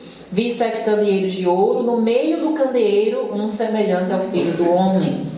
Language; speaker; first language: Portuguese; native; Portuguese